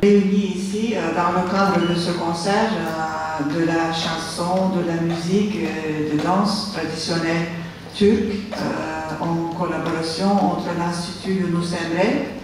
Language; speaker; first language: French; non-native, fluent; Turkish